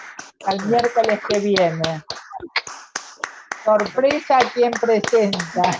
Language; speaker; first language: Spanish; native; Spanish